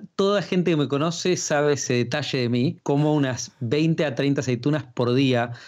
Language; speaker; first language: Spanish; native; Spanish